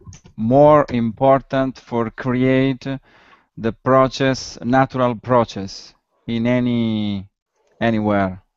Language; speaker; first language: English; non-native, learner; Italian